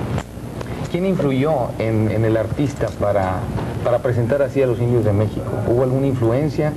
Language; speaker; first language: Spanish; native; Spanish